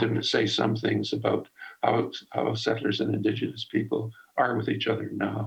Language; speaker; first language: English; native; English